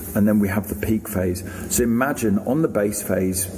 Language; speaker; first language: English; native; English